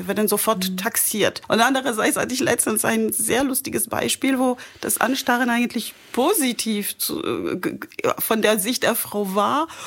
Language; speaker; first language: German; non-native, fluent; French